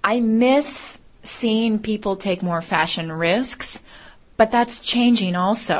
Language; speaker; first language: English; native; English